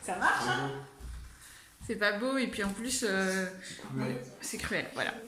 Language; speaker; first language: French; native; French